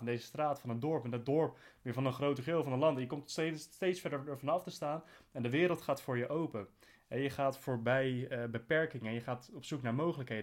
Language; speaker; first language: Dutch; native; Dutch